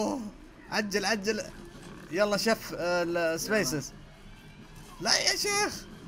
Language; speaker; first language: Arabic; native; Arabic